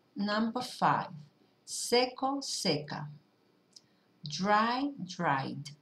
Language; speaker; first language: English; early bilingual, other home language; Spanish